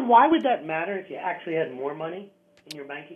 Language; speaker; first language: English; native; English